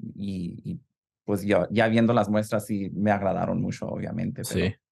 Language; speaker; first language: Spanish; early bilingual, heritage; Spanish